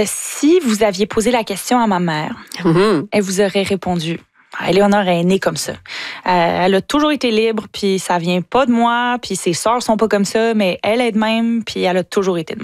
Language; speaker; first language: French; native; French